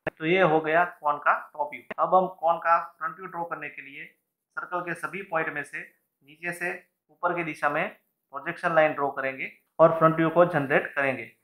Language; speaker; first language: Hindi; non-native, local second language; Gujarati